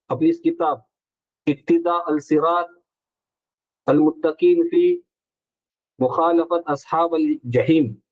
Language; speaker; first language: Hindi; non-native, local second language; Marathi